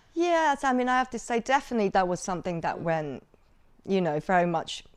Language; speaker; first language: English; early bilingual, other home language; Cantonese